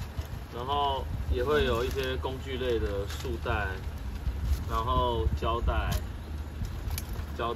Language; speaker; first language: Chinese; native; Chinese